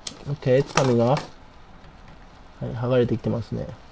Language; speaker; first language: Japanese; native; Japanese